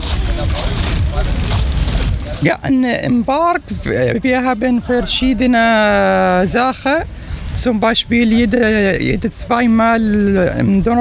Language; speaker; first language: German; non-native, learner; Arabic